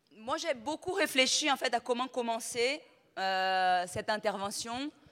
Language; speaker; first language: French; non-native, fluent; Portuguese